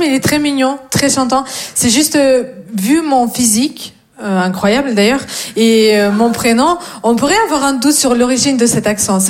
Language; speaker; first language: French; non-native, fluent; Russian